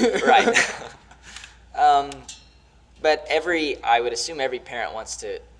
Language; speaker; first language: English; native; English